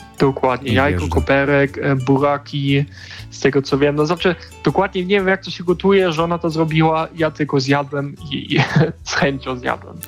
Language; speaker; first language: Polish; non-native, fluent; German